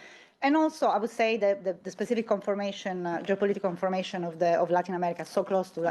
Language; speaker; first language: English; non-native, fluent; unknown